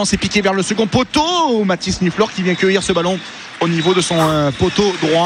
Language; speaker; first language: French; native; French